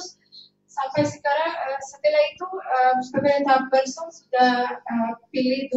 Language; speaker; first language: Indonesian; non-native, fluent; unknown